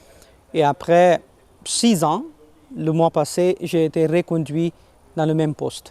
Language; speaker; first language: French; non-native, fluent; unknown